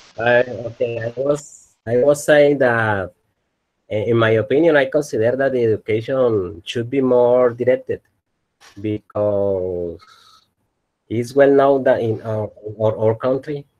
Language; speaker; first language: English; non-native, learner; Spanish